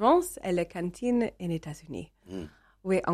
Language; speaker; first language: French; non-native, learner; English